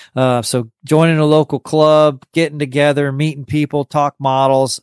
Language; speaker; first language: English; native; English